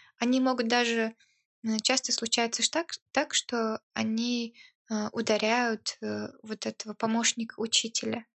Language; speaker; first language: Russian; early bilingual, heritage; Russian